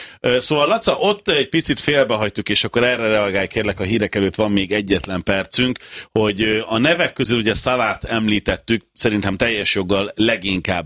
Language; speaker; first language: Hungarian; native; Hungarian